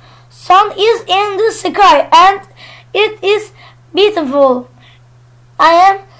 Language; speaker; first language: English; non-native, learner; Turkish